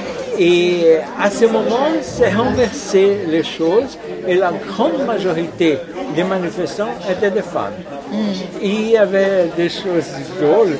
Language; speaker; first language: French; non-native, fluent; Portuguese